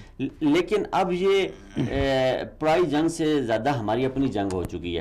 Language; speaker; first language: Urdu; native; Urdu